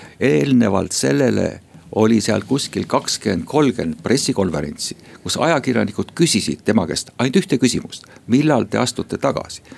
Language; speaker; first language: Estonian; native; Estonian